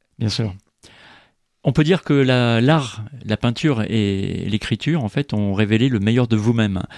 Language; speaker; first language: French; native; French